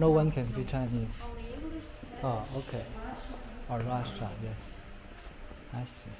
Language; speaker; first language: English; non-native, learner; Chinese